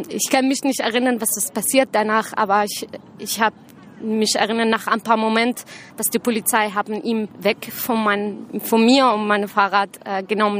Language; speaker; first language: German; non-native, learner; Arabic